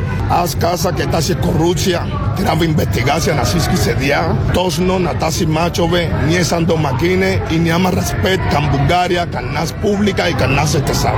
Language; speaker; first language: Bulgarian; non-native, learner; Spanish